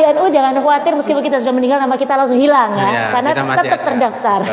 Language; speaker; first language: Indonesian; native; Indonesian